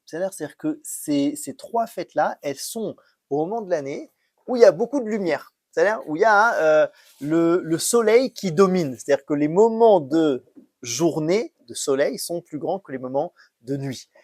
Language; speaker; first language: French; native; French